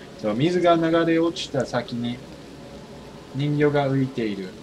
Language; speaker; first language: Japanese; non-native, fluent; English